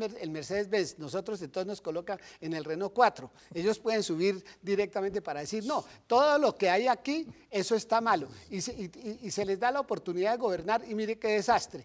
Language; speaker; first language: Spanish; native; Spanish